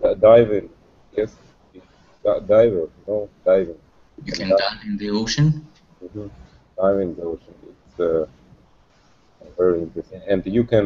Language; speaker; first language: English; non-native, learner; Russian